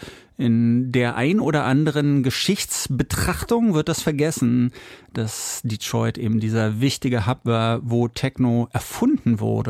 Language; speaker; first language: German; native; German